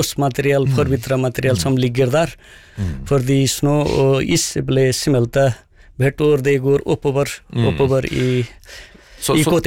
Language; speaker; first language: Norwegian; non-native, fluent; Nepali